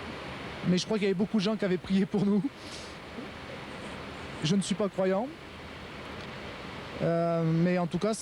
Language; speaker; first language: French; native; French